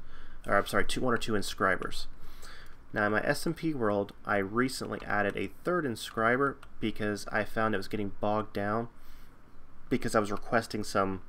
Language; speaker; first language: English; native; English